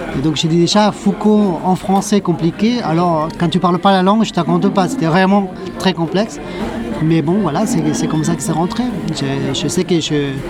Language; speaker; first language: French; non-native, fluent; Spanish